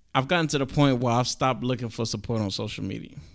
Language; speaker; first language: English; native; English